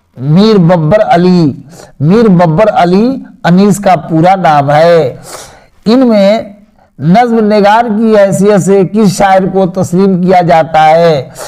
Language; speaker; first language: Urdu; native; Urdu